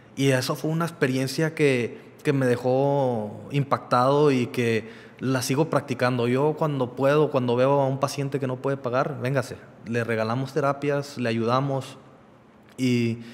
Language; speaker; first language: Spanish; early bilingual, heritage; Spanish